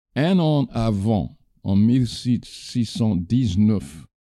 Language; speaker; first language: French; non-native, fluent; English